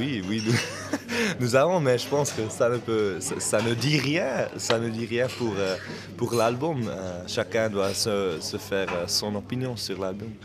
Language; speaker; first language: French; non-native, local second language; German